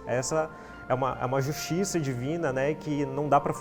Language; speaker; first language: Portuguese; native; Portuguese